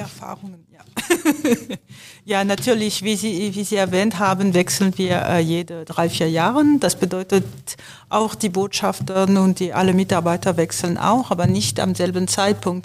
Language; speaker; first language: German; non-native, fluent; French